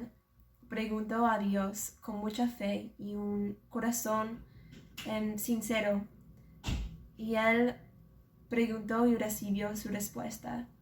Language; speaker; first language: Spanish; non-native, fluent; English